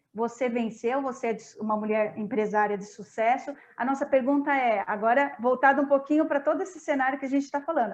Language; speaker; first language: Portuguese; native; Portuguese